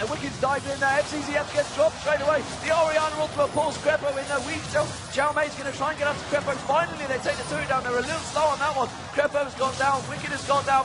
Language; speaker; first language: English; native; English